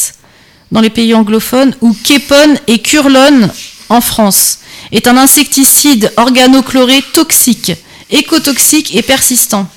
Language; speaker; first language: French; native; French